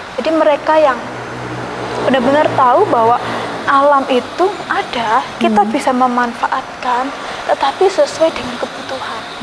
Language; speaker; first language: Indonesian; native; Indonesian